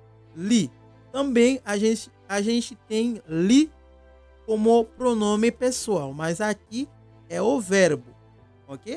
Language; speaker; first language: Portuguese; non-native, local second language; Haitian Creole